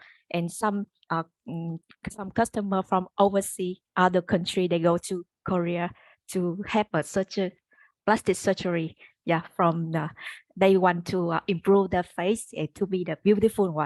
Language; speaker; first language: English; non-native, learner; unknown